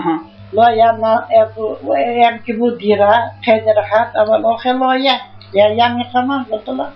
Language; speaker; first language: Hebrew; non-native, fluent; Yiddish